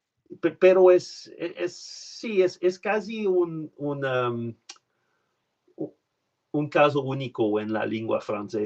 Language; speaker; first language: Spanish; non-native, learner; French